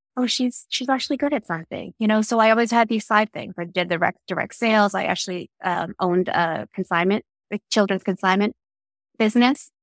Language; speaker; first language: English; early bilingual, other home language; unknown